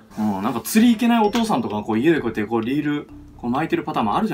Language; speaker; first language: Japanese; native; Japanese